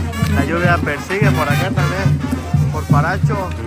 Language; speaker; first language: Spanish; native; Spanish